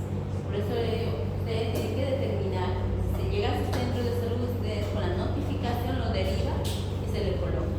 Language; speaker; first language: Spanish; native; Spanish